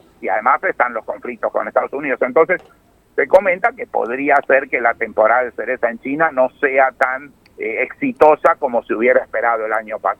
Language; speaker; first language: Spanish; native; Spanish